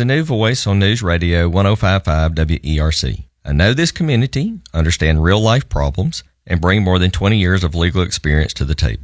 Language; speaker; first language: English; native; English